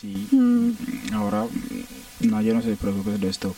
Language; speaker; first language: Spanish; non-native, learner; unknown